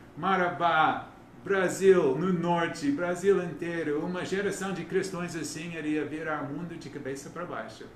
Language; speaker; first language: Portuguese; non-native, learner; English